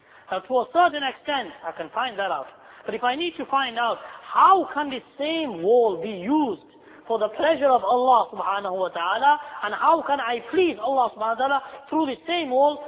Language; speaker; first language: English; native; English